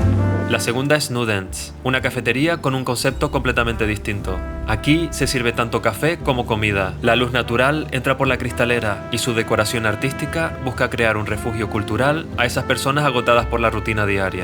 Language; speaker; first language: Spanish; native; Spanish